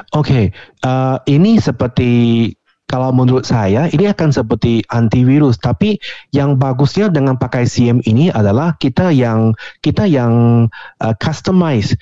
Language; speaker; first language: Indonesian; non-native, fluent; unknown